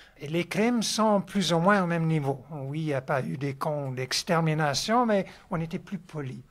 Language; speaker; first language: French; non-native, fluent; English